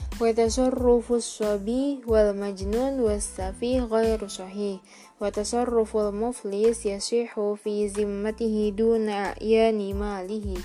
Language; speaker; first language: Arabic; non-native, fluent; Indonesian